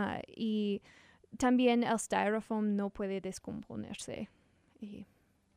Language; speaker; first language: Spanish; non-native, learner; English